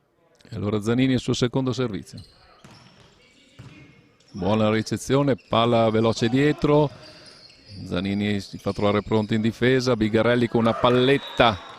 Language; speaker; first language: Italian; native; Italian